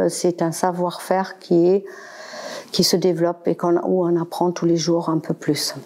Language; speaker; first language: French; non-native, fluent; German